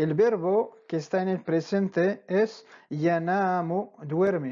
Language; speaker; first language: Spanish; non-native, fluent; Arabic